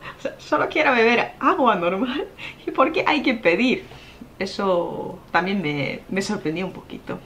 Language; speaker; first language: Spanish; non-native, fluent; Japanese